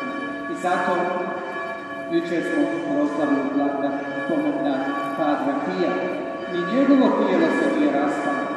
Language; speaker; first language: Serbian; native; Serbian